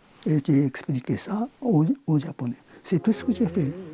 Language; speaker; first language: French; non-native, fluent; Japanese